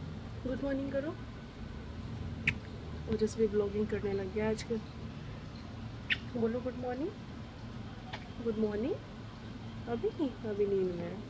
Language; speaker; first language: Hindi; native; Hindi